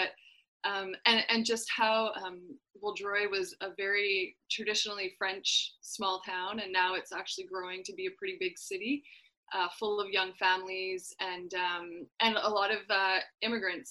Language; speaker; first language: English; native; English